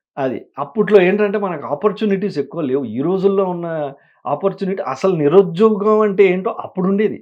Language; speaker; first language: Telugu; native; Telugu